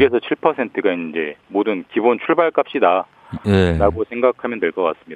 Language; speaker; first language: Korean; native; Korean